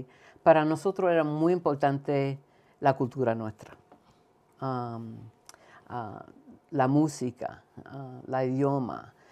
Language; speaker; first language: Spanish; early bilingual, heritage; Spanish